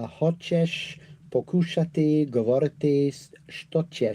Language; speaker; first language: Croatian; non-native, learner; English